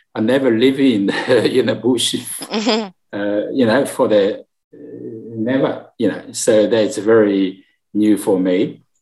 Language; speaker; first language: English; non-native, learner; Chinese